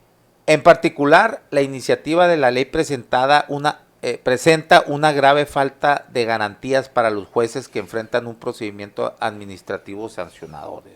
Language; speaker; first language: Spanish; native; Spanish